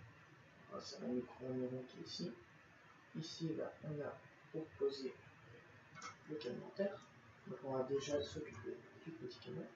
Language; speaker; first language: French; native; French